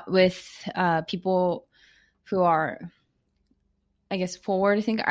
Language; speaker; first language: English; non-native, fluent; Japanese